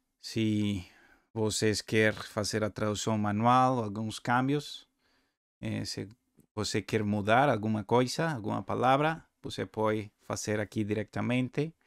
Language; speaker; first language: Portuguese; non-native, learner; Spanish